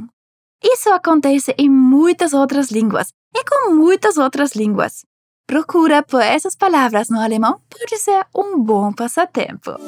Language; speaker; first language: Portuguese; non-native, fluent; German